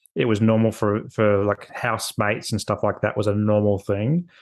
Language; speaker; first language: English; native; English